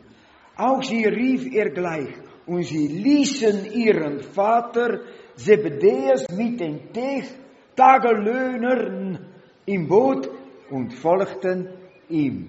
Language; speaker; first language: German; non-native, learner; Dutch